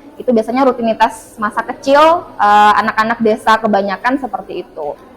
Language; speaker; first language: Indonesian; non-native, local second language; Madurese